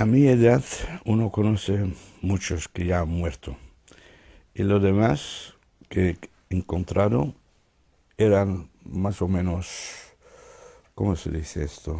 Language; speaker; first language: Spanish; non-native, fluent; Dutch